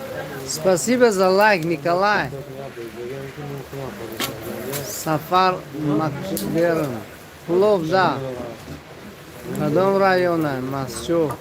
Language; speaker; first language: Russian; non-native, fluent; Tajik